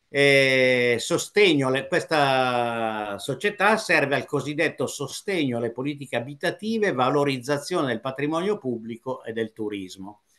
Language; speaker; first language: Italian; native; Italian